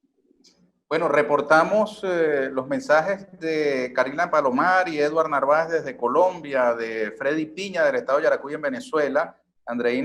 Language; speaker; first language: Spanish; native; Spanish